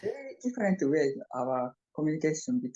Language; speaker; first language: English; non-native, fluent; Japanese